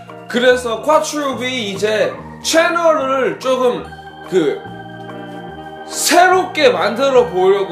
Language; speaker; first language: Korean; non-native, fluent; English